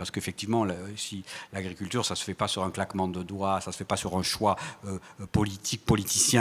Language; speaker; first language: French; native; French